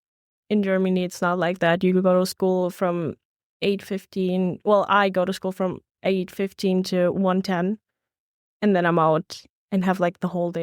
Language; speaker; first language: English; non-native, fluent; German